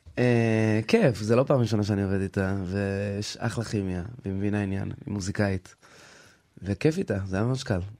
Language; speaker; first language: Hebrew; native; Hebrew